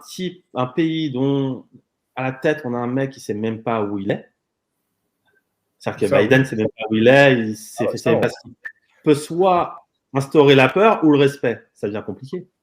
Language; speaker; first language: French; native; French